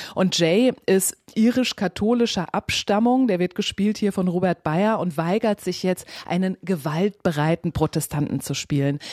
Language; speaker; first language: German; native; German